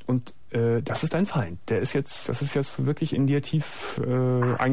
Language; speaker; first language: German; native; German